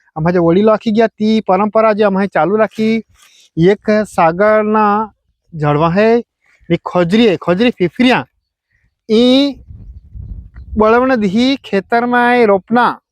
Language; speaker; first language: Gujarati; non-native, local second language; Bhili